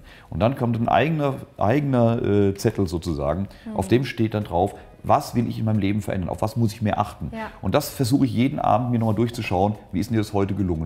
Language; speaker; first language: German; native; German